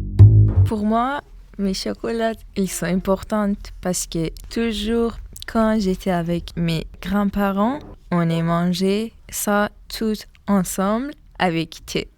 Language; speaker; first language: French; non-native, learner; Persian